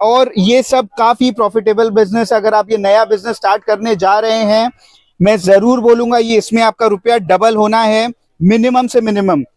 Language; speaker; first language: Hindi; non-native, local second language; Bangla